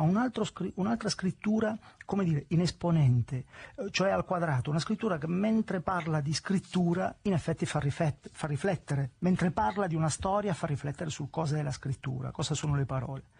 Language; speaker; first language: Italian; native; Italian